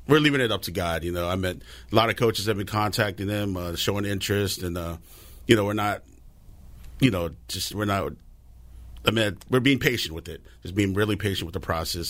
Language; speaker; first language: English; native; English